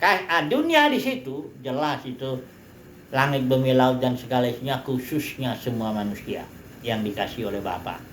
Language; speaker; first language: Indonesian; native; Indonesian